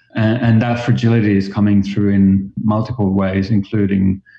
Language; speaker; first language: English; non-native, fluent; Finnish